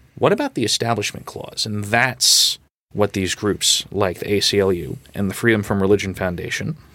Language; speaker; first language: English; native; English